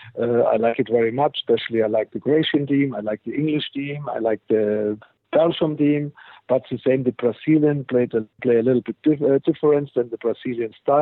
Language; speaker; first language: English; non-native, fluent; German